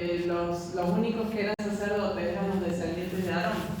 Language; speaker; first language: Spanish; native; Spanish